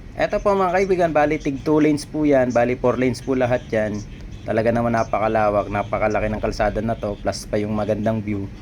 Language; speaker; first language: Filipino; non-native, local second language; Bikol